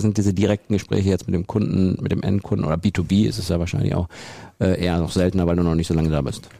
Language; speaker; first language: German; native; German